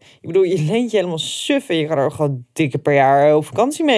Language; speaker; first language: Dutch; native; Dutch